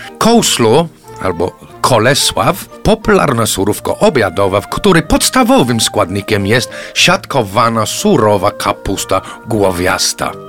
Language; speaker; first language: Polish; non-native, fluent; English